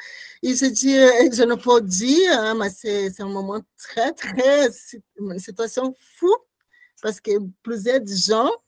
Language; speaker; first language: French; non-native, learner; Portuguese